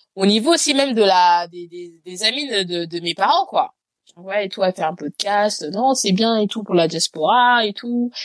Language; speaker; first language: French; native; French